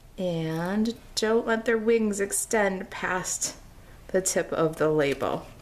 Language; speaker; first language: English; native; English